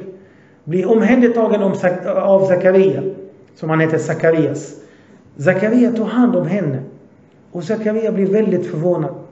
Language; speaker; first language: Swedish; early bilingual, other home language; Arabic